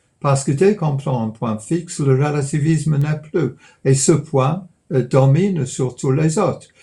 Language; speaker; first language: French; non-native, fluent; English